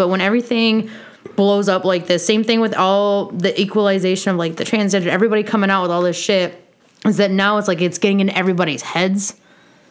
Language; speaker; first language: English; native; English